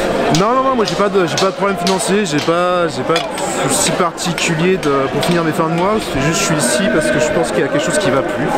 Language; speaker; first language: French; native; French